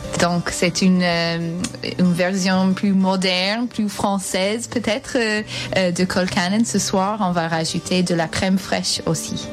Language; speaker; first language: French; non-native, fluent; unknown